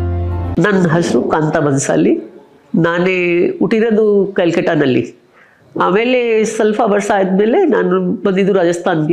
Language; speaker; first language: Kannada; non-native, local second language; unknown